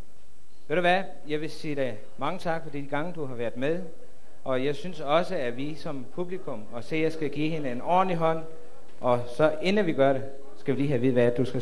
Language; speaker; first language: Danish; native; Danish